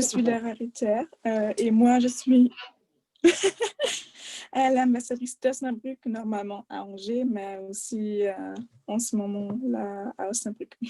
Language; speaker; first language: French; non-native, fluent; German